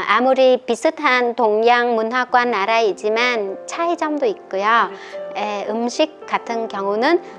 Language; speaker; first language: Korean; non-native, fluent; Vietnamese